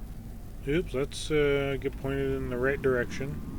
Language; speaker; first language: English; native; English